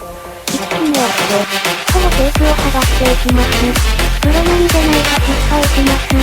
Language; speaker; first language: Japanese; native; Japanese